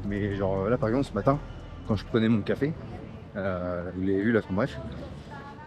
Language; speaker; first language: French; native; French